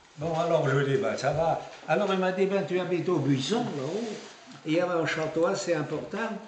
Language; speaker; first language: French; native; French